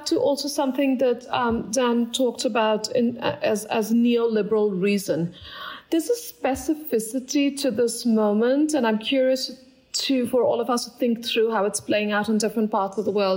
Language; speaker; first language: English; non-native, local second language; Bangla